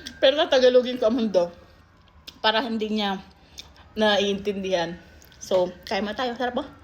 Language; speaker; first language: Filipino; native; Filipino